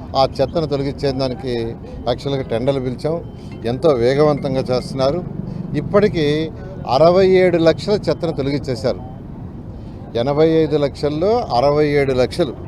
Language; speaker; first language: Telugu; native; Telugu